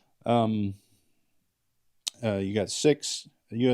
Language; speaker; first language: English; native; English